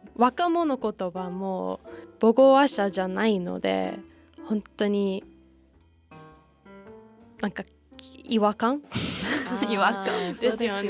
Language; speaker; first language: Japanese; non-native, fluent; English